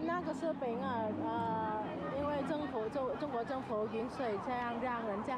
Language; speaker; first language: Chinese; non-native, learner; Vietnamese